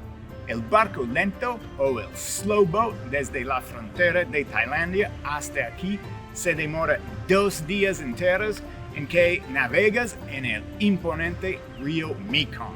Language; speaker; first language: Spanish; non-native, fluent; English